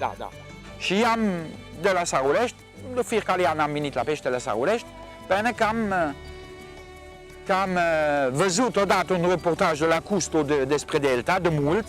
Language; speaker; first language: Romanian; non-native, learner; French